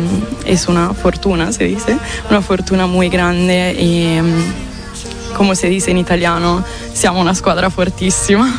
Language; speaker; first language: Spanish; non-native, fluent; Italian